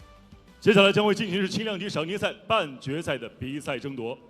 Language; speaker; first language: Chinese; native; Chinese